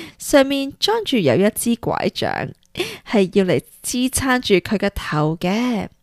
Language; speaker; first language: Cantonese; early bilingual, heritage; Cantonese